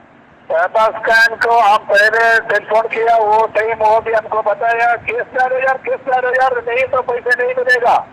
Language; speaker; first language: Hindi; non-native, local second language; Malayalam